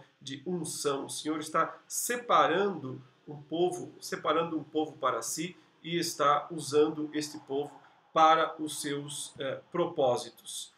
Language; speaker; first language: Portuguese; native; Portuguese